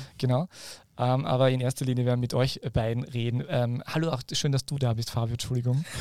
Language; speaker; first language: German; native; German